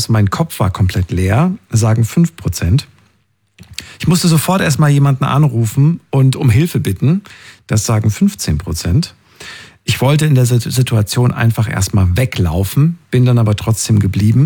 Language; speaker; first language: German; native; German